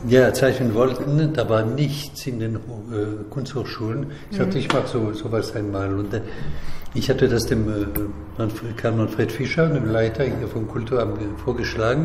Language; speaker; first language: German; non-native, fluent; French